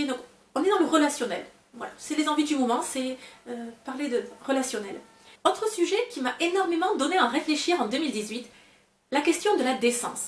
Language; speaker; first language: French; native; French